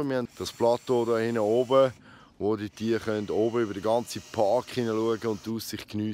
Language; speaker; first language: German; native; German